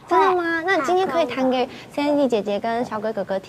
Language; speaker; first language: Chinese; native; Chinese